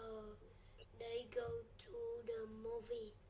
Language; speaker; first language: English; non-native, learner; Vietnamese